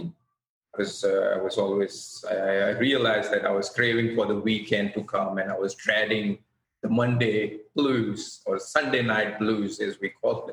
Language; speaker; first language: English; non-native, local second language; Gujarati